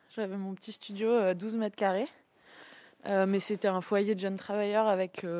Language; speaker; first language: French; native; French